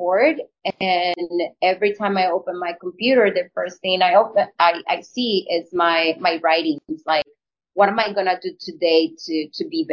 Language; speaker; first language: English; non-native, fluent; Spanish